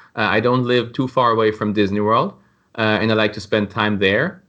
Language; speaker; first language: English; non-native, fluent; German